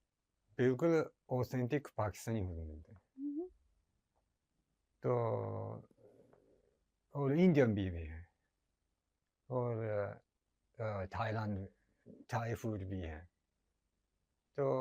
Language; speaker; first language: Hindi; non-native, learner; Japanese